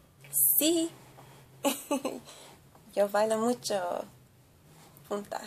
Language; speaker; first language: Spanish; early bilingual, heritage; English